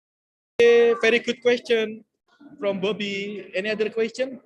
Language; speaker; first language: English; non-native, learner; Indonesian